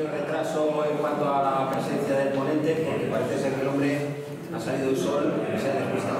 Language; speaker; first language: Spanish; native; Spanish